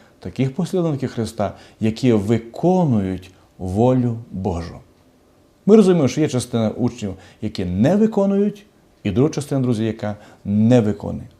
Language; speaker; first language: Ukrainian; native; Ukrainian